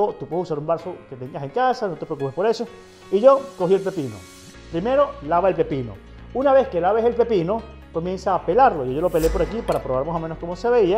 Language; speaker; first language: Spanish; native; Spanish